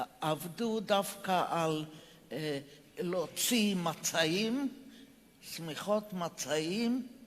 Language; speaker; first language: Hebrew; non-native, fluent; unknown